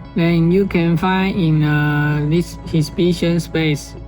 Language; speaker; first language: English; non-native, learner; Chinese